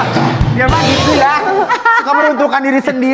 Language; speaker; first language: Indonesian; native; Indonesian